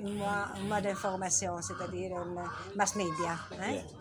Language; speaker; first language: French; non-native, learner; Italian